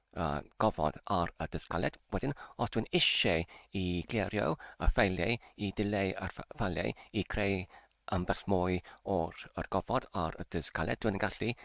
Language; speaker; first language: Welsh; non-native, learner; English